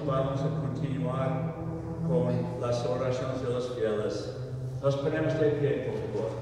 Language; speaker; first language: Spanish; non-native, fluent; English